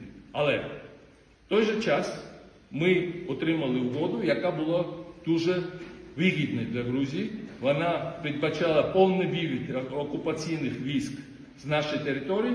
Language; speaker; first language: Ukrainian; non-native, fluent; Georgian